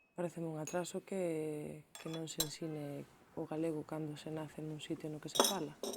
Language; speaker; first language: Galician; early bilingual, other home language; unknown